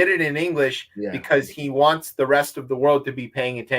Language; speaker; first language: English; native; English